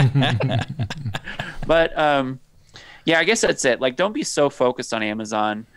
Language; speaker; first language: English; native; English